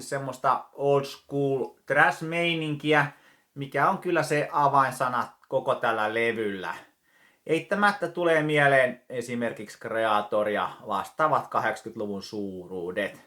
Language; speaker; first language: Finnish; native; Finnish